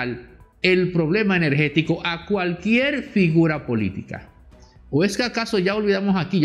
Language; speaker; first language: Spanish; native; Spanish